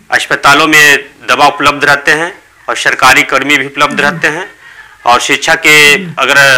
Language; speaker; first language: Hindi; native; Hindi